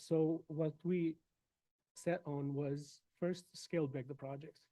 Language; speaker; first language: English; non-native, fluent; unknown